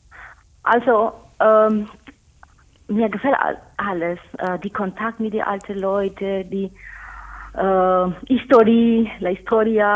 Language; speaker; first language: German; non-native, learner; Spanish